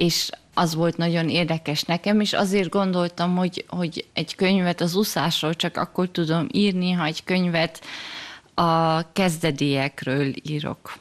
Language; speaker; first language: Hungarian; early bilingual, heritage; German